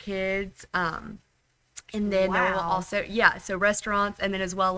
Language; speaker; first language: English; native; English